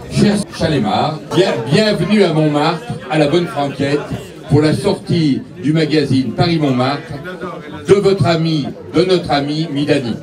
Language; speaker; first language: French; native; French